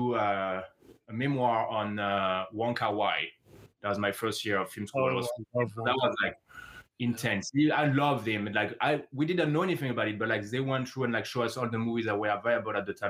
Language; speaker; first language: English; non-native, fluent; French